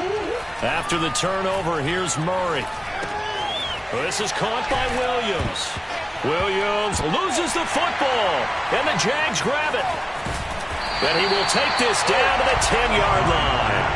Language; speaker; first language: English; native; English